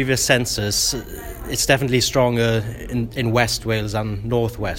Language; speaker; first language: English; non-native, local second language; Welsh